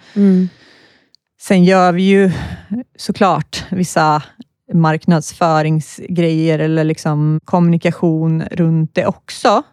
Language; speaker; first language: Swedish; native; Swedish